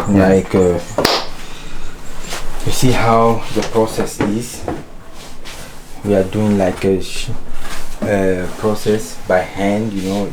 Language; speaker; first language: English; non-native, fluent; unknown